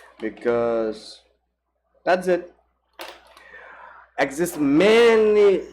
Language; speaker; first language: English; non-native, learner; Portuguese